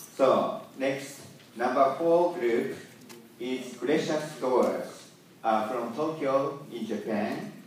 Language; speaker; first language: English; non-native, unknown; Japanese